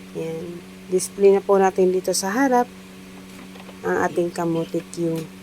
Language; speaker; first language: Filipino; non-native, local second language; Iloko